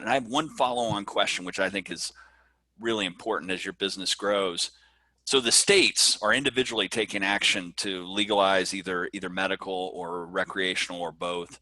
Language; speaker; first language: English; native; English